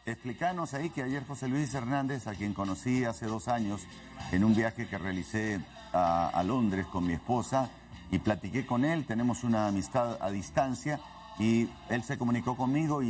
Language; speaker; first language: Spanish; native; Spanish